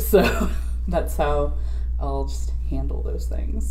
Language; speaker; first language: English; native; English